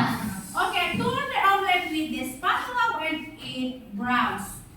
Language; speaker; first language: English; non-native, learner; Indonesian